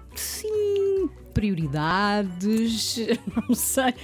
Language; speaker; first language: Portuguese; native; Portuguese